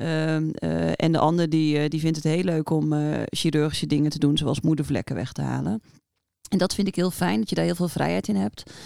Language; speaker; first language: Dutch; native; Dutch